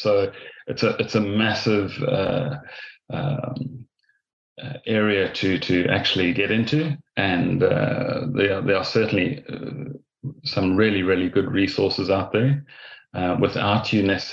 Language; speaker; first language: English; native; English